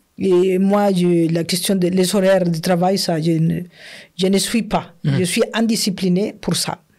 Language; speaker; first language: French; non-native, fluent; Spanish